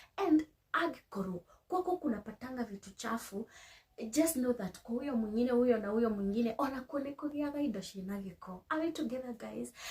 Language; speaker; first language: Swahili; non-native, local second language; Kikuyu